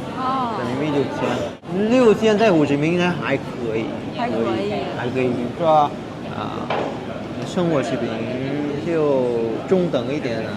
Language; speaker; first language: Chinese; non-native, fluent; Vietnamese